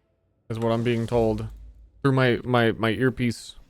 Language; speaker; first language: English; native; English